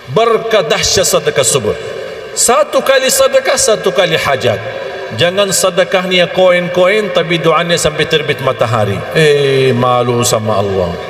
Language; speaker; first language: Malay; non-native, fluent; Arabic